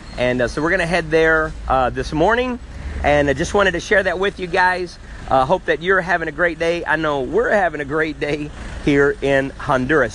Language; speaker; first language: English; native; English